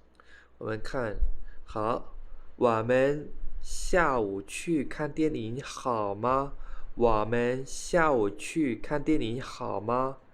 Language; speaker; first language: Chinese; non-native, fluent; Khmer